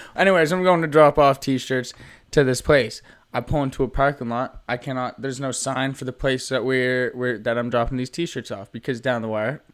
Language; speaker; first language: English; native; English